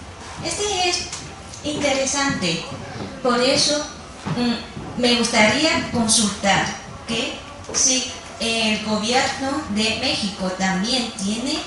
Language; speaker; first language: Spanish; non-native, fluent; Chinese